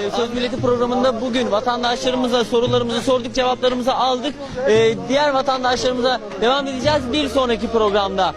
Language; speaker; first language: Turkish; native; Turkish